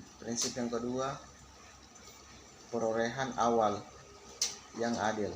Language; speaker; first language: Indonesian; native; Indonesian